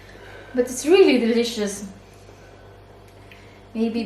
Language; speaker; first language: English; non-native, learner; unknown